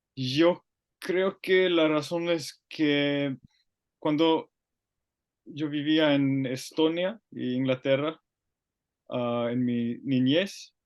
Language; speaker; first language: Spanish; non-native, learner; Finnish